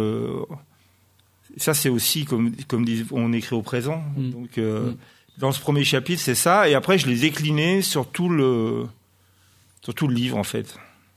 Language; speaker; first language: French; native; French